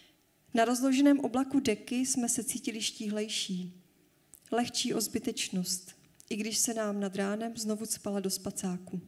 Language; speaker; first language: Czech; native; Czech